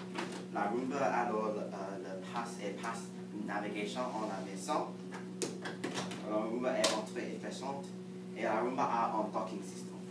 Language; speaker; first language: French; non-native, learner; English